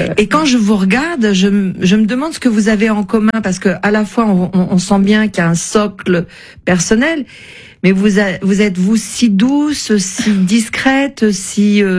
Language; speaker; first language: French; native; French